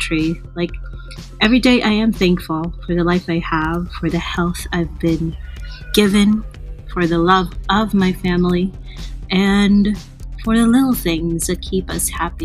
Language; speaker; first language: English; non-native, local second language; Filipino